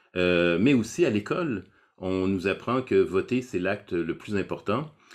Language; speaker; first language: French; native; French